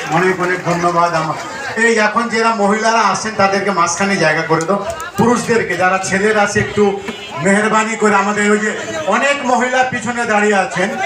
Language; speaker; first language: Bangla; non-native, local second language; Urdu